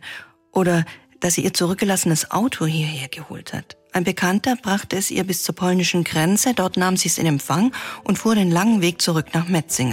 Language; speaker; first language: German; native; German